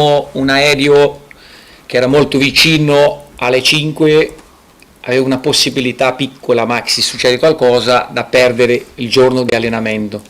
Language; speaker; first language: Italian; non-native, fluent; Portuguese